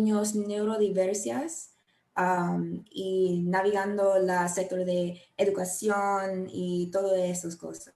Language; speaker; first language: Spanish; non-native, learner; English